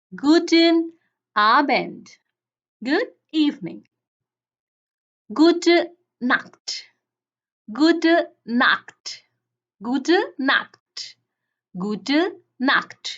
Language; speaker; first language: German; non-native, fluent; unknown